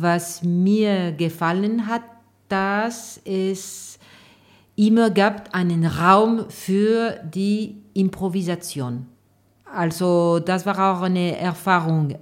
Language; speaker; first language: German; non-native, fluent; French